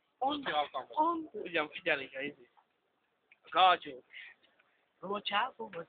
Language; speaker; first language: Slovak; non-native, local second language; Hungarian